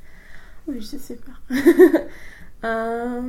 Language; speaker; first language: French; non-native, fluent; English